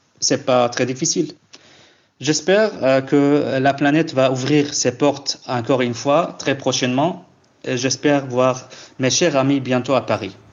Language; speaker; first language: French; non-native, fluent; Kurdish